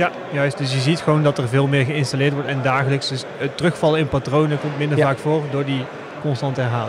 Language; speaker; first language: Dutch; native; Dutch